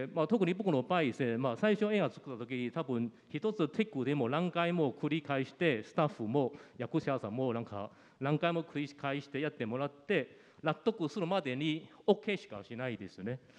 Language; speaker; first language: Japanese; non-native, fluent; Malay